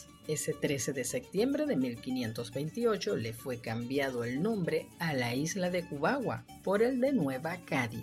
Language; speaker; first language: Spanish; native; Spanish